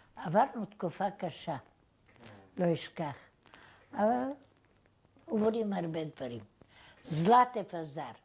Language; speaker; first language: Hebrew; non-native, fluent; Bulgarian